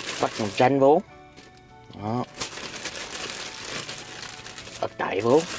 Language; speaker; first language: Vietnamese; early bilingual, heritage; Vietnamese